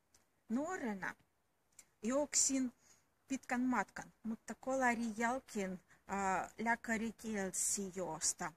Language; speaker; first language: Finnish; non-native, learner; Russian